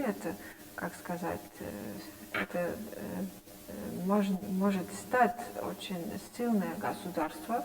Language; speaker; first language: Russian; non-native, fluent; Dutch